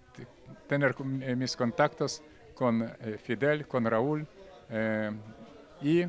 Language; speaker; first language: Spanish; non-native, fluent; Russian